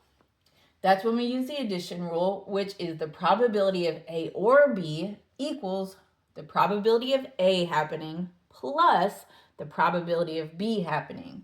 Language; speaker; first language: English; native; English